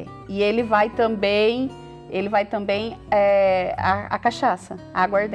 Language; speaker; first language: Portuguese; native; Portuguese